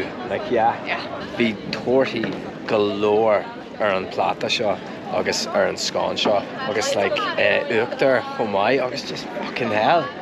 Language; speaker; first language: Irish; non-native, local second language; English